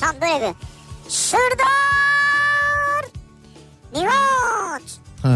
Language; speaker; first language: Turkish; native; Turkish